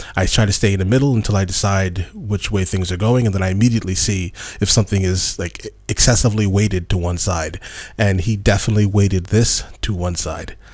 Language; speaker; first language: English; native; English